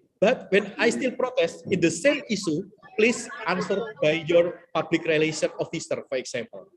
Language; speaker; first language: English; non-native, learner; Indonesian